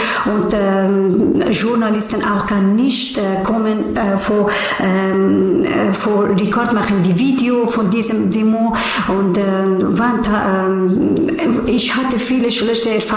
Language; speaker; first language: German; non-native, learner; Persian